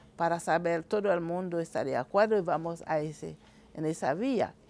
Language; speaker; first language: Spanish; non-native, fluent; Haitian Creole